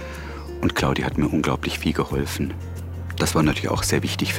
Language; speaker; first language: German; native; German